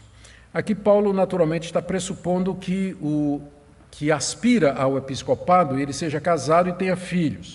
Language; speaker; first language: Portuguese; native; Portuguese